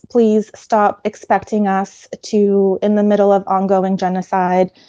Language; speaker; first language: English; early bilingual, other home language; Ukrainian